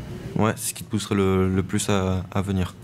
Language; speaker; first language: French; native; French